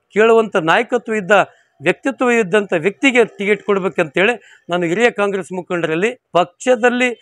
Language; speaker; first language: Kannada; native; Kannada